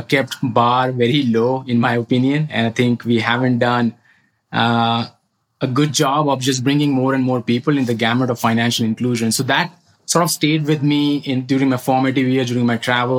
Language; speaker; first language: English; non-native, local second language; Hindi